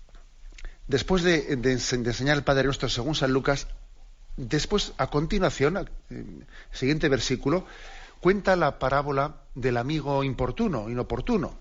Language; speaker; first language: Spanish; native; Spanish